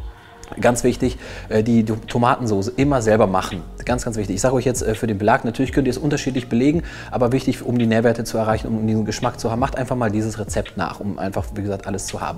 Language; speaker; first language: German; native; German